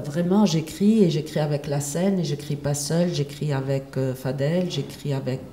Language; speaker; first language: French; non-native, local second language; Arabic